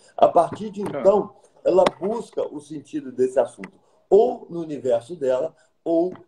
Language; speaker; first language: Portuguese; native; Portuguese